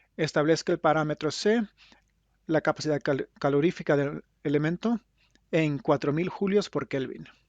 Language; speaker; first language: Spanish; non-native, fluent; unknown